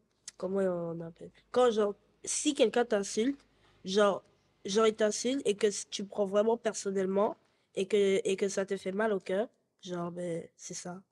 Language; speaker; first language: French; non-native, local second language; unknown